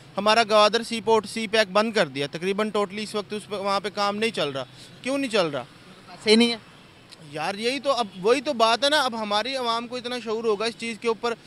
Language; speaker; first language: Urdu; non-native, local second language; Punjabi